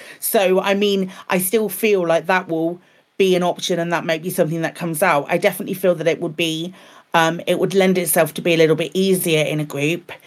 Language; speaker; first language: English; native; English